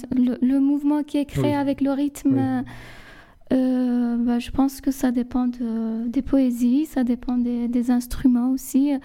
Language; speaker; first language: French; non-native, fluent; Persian